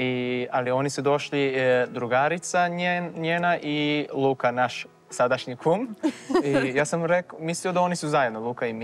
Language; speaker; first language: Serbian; non-native, fluent; Turkish